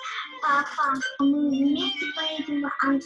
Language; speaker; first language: Russian; non-native, learner; Uzbek